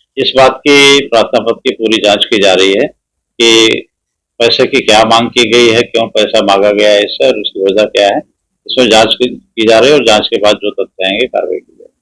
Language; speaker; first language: Hindi; native; Hindi